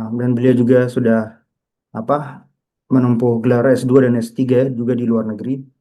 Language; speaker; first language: Indonesian; native; Indonesian